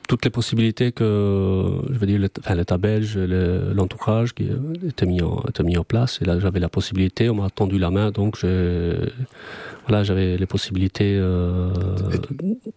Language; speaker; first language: French; non-native, fluent; Albanian